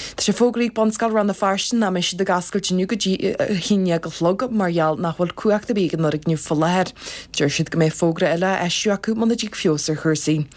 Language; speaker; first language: Irish; native; Irish